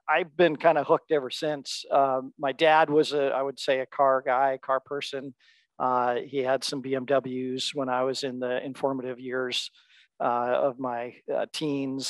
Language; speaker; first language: English; native; English